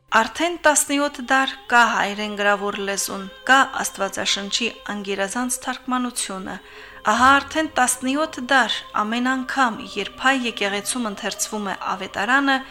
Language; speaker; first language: Armenian; native; Armenian